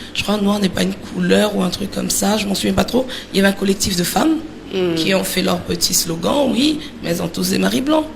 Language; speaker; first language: French; native; French